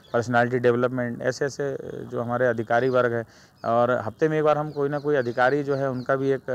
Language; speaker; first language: Hindi; native; Hindi